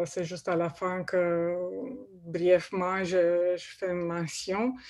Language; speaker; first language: French; non-native, fluent; Romanian